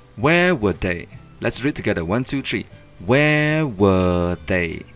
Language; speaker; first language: English; non-native, local second language; Chinese